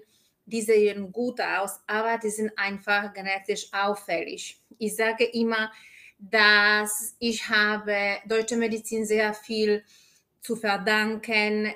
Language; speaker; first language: German; non-native, fluent; Polish